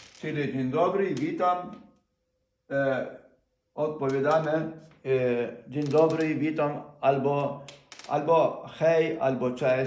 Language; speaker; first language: Polish; non-native, fluent; Ukrainian